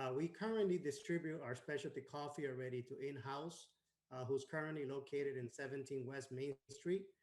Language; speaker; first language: English; non-native, fluent; Spanish